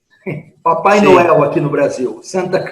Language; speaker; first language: Spanish; non-native, fluent; Portuguese